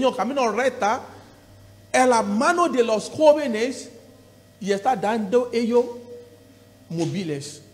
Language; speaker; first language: Spanish; non-native, learner; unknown